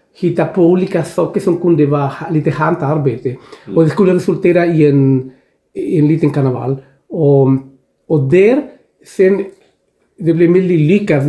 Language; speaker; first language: Swedish; non-native, fluent; Spanish